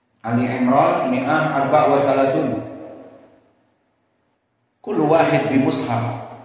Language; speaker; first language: Arabic; non-native, learner; Indonesian